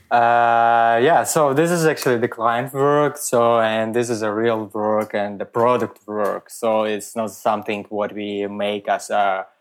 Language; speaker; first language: English; non-native, learner; Russian